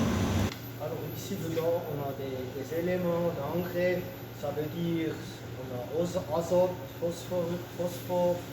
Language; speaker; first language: French; non-native, local second language; German